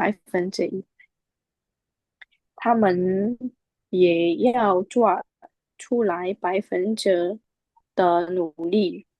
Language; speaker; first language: Chinese; non-native, learner; Khmer